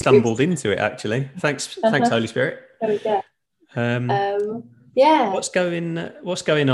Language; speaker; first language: English; native; English